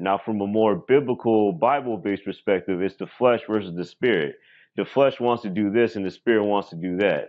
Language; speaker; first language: English; native; English